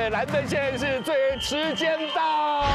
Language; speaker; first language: Chinese; native; Chinese